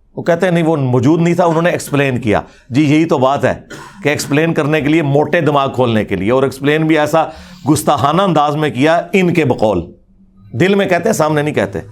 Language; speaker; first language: Urdu; non-native, local second language; Punjabi